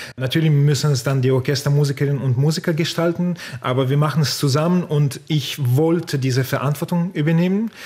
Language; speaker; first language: German; non-native, fluent; Russian